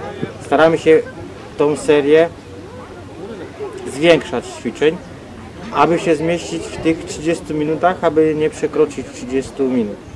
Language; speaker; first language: Polish; non-native, fluent; Vietnamese